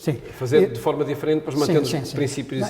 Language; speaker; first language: Portuguese; native; Portuguese